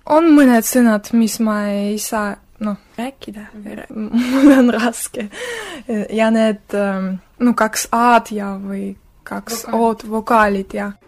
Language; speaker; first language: Estonian; non-native, local second language; Russian